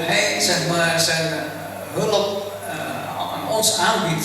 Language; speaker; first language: Dutch; early bilingual, other home language; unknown